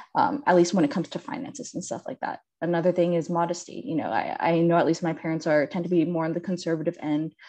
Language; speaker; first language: English; native; English